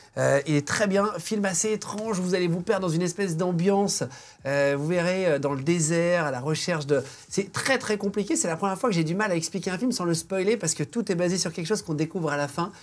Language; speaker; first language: French; native; French